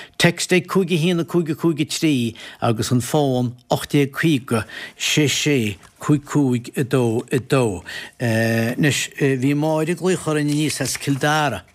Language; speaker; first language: Irish; native; Irish